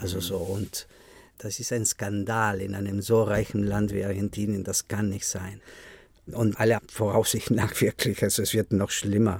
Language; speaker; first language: German; non-native, fluent; Spanish